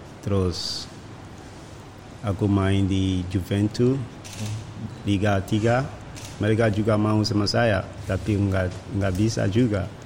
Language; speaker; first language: Indonesian; non-native, fluent; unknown